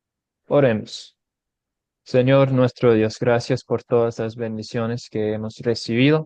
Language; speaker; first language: Spanish; non-native, fluent; English